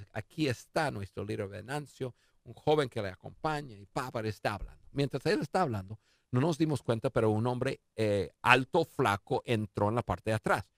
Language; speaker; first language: Spanish; non-native, fluent; English